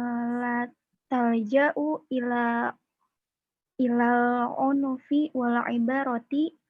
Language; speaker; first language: Arabic; non-native, learner; Indonesian